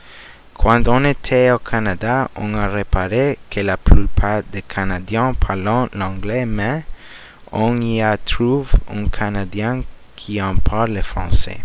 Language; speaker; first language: French; non-native, learner; Spanish